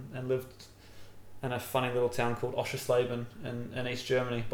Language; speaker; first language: English; native; English